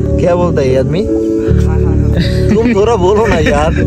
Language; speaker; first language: Hindi; non-native, learner; Bangla